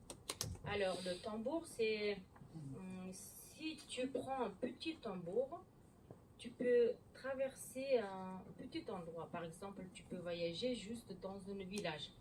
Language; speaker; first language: French; non-native, learner; Mongolian